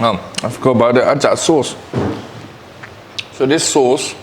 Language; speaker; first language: English; native; English